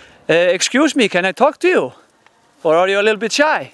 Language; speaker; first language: English; non-native, fluent; Icelandic